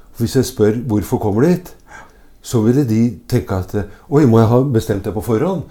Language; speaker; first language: Norwegian; native; Norwegian